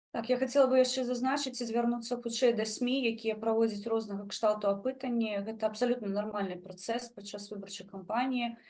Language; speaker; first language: Belarusian; non-native, local second language; Russian